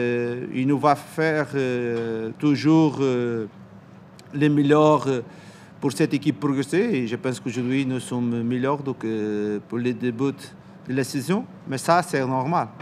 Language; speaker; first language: French; non-native, learner; Portuguese